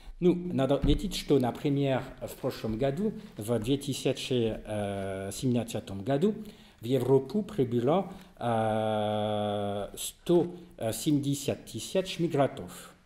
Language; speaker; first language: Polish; non-native, learner; French